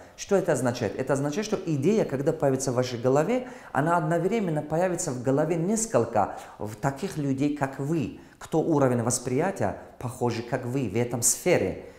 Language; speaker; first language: Russian; non-native, local second language; Tajik